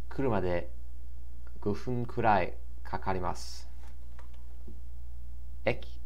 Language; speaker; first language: Japanese; non-native, learner; English